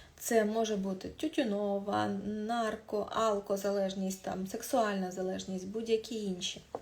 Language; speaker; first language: Ukrainian; non-native, local second language; Russian